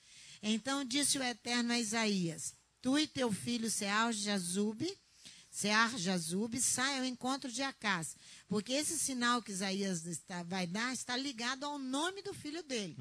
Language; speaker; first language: Portuguese; native; Portuguese